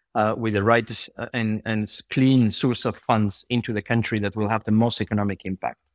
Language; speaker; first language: English; non-native, fluent; Bulgarian